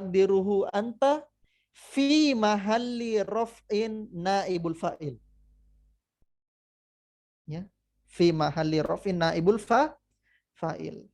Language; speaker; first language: Arabic; non-native, fluent; Indonesian